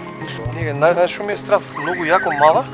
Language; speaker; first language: Macedonian; native; Macedonian